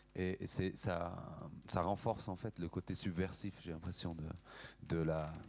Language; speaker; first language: French; native; French